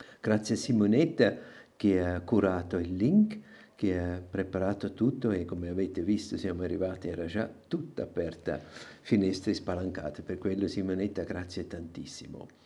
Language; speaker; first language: Italian; non-native, local second language; German